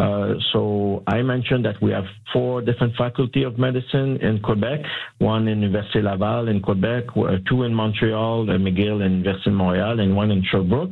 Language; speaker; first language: English; non-native, local second language; French